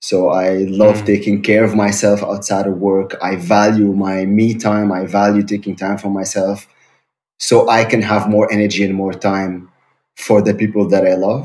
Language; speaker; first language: English; non-native, fluent; Arabic